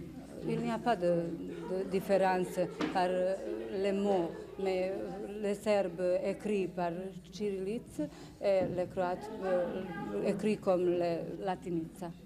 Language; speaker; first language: French; non-native, learner; Bosnian